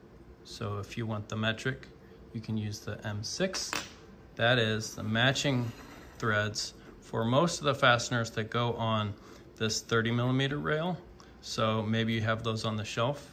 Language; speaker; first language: English; native; English